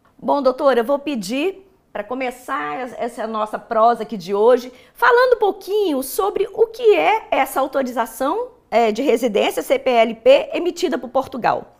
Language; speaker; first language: Portuguese; native; Portuguese